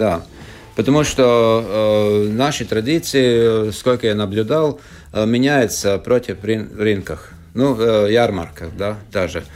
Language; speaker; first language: Russian; non-native, local second language; Latvian